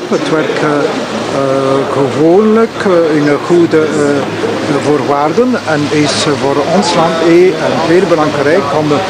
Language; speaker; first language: Dutch; non-native, local second language; French